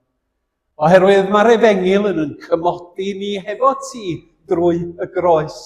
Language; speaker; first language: Welsh; native; Welsh